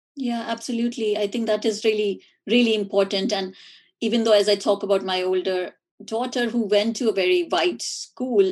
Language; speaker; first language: English; non-native, local second language; Hindi